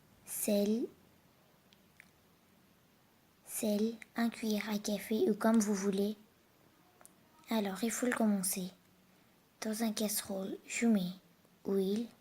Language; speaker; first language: French; non-native, learner; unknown